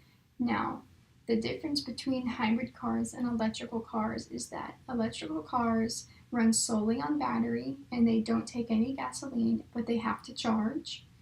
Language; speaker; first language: English; native; English